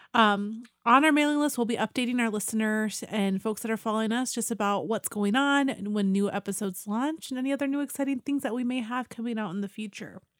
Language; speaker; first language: English; native; English